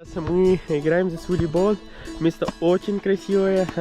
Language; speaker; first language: Russian; non-native, learner; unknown